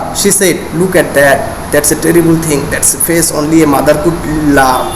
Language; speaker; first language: English; non-native, local second language; Assamese